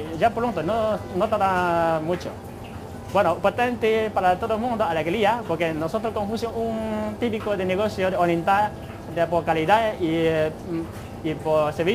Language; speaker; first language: Spanish; non-native, learner; Chinese